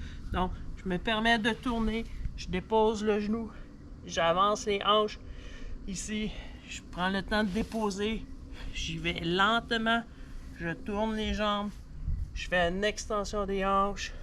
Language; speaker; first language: French; native; French